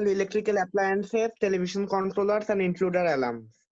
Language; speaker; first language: English; non-native, local second language; Bangla